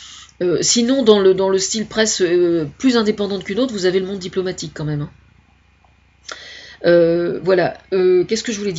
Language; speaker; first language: French; native; French